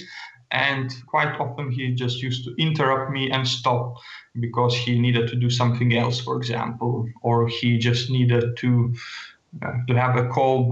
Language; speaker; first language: English; non-native, fluent; Lithuanian